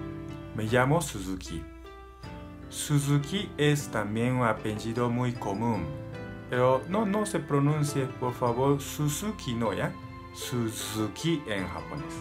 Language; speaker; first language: Spanish; non-native, learner; Japanese